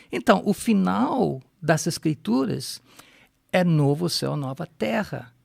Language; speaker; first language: Portuguese; non-native, fluent; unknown